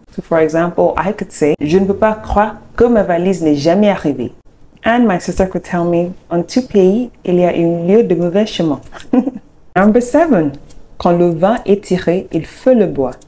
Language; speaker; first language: French; non-native, fluent; English